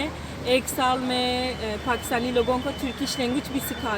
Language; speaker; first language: Hindi; non-native, fluent; Turkish